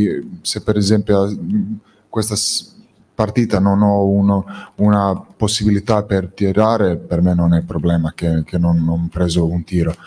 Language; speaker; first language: Italian; non-native, fluent; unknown